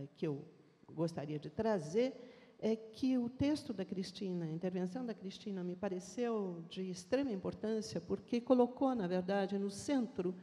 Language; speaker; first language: Portuguese; native; Portuguese